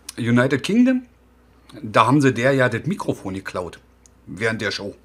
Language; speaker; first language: German; native; German